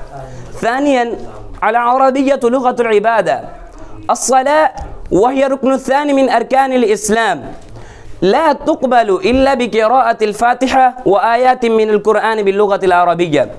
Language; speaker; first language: Arabic; non-native, learner; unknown